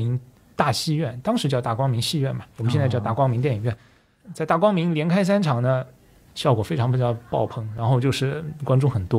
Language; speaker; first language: Chinese; native; Chinese